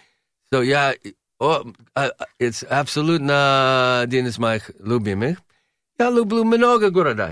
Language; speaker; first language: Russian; non-native, learner; English